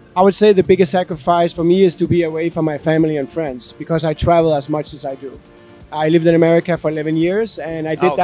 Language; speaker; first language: English; non-native, fluent; Danish